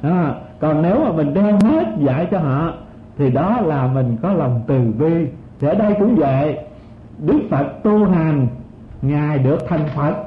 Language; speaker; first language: Vietnamese; native; Vietnamese